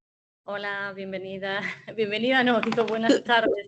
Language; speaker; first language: Spanish; native; Spanish